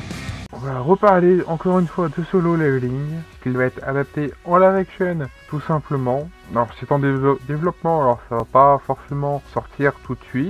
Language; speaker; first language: French; native; French